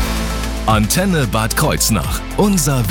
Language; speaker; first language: German; native; German